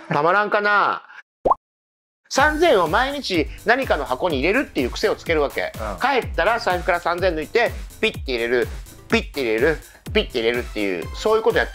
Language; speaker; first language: Japanese; native; Japanese